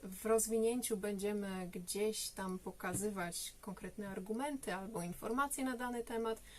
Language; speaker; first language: Polish; native; Polish